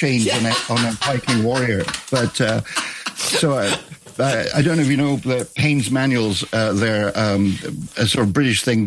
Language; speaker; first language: English; native; English